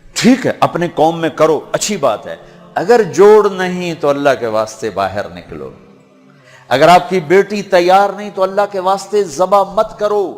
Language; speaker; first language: Urdu; non-native, local second language; Punjabi